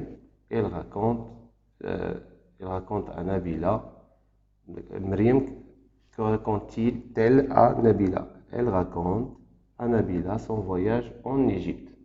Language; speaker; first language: French; non-native, local second language; Arabic